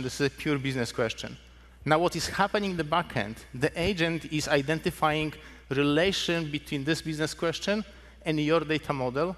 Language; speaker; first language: English; non-native, fluent; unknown